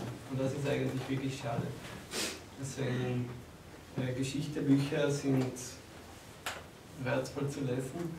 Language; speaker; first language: German; non-native, fluent; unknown